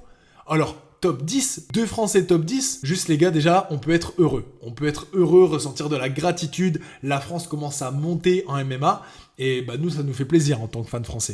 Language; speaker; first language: French; native; French